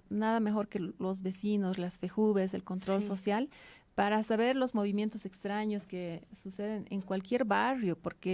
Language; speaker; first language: Spanish; native; Spanish